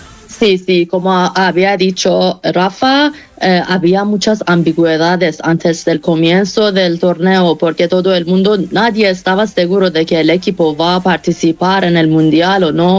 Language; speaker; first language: Spanish; non-native, fluent; Persian